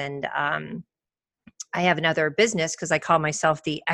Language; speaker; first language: English; native; English